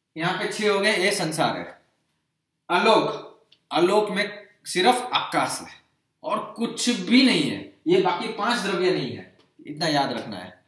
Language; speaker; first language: Hindi; non-native, local second language; Gujarati